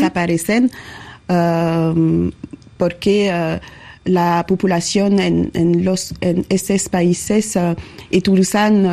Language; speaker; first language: Spanish; non-native, learner; French